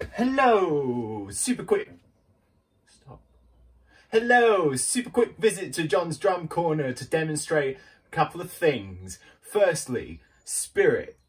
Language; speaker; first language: English; native; English